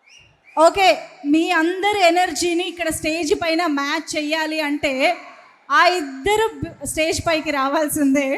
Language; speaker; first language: Telugu; native; Telugu